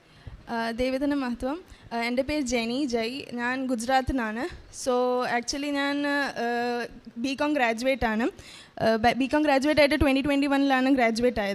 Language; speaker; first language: Malayalam; early bilingual, heritage; Malayalam